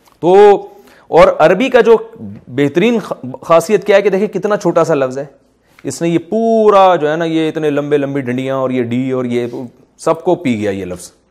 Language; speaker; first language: Urdu; native; Urdu